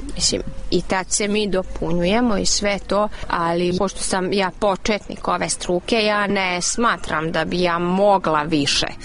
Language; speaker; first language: Serbian; non-native, local second language; Hungarian